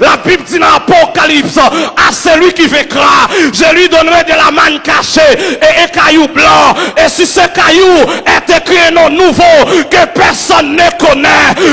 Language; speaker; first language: French; non-native, local second language; Haitian Creole